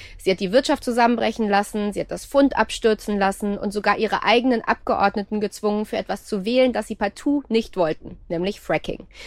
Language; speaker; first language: German; native; German